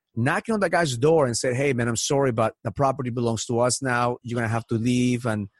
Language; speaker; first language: English; early bilingual, other home language; Spanish